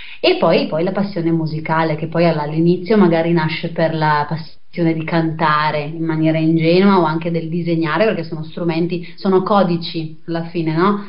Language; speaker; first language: Italian; native; Italian